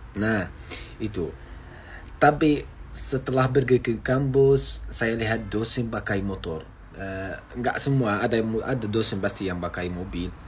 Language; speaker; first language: Indonesian; non-native, fluent; Arabic